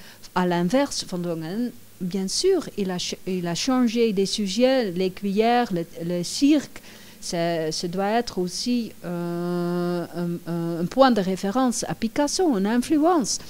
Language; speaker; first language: French; non-native, fluent; Dutch